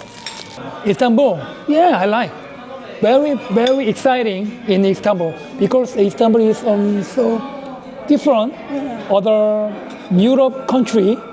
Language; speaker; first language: English; non-native, learner; Korean